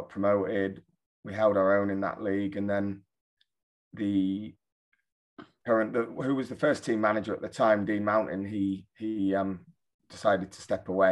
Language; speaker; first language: English; native; English